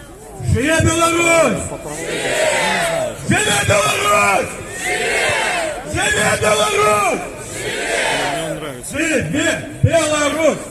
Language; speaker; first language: Belarusian; non-native, local second language; Russian